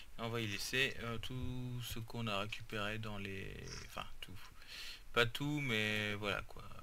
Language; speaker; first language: French; native; French